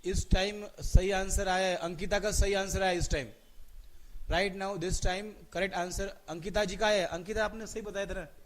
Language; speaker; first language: Hindi; non-native, local second language; Marathi